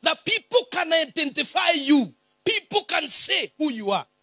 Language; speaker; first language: English; non-native, local second language; Swahili